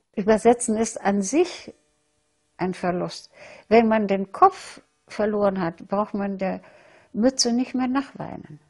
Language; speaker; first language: German; non-native, fluent; Russian